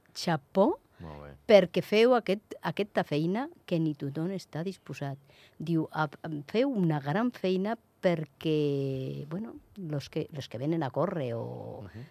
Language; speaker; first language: Catalan; non-native, local second language; Spanish